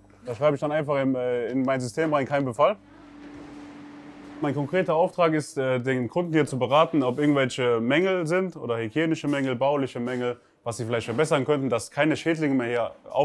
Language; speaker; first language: German; native; German